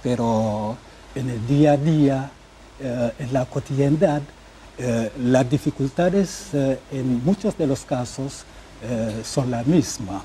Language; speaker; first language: Spanish; non-native, fluent; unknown